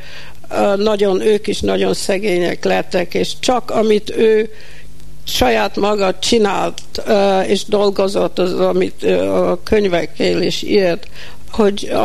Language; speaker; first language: Hungarian; early bilingual, heritage; Hungarian